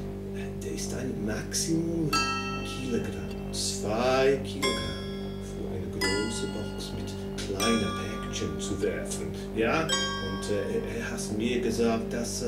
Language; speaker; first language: German; non-native, learner; English